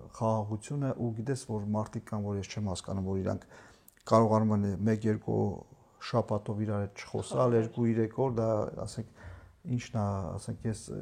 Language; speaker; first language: Armenian; native; Armenian